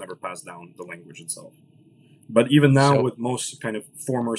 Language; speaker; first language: English; early bilingual, other home language; Russian